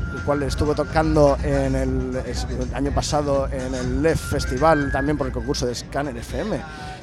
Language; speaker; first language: Spanish; native; Spanish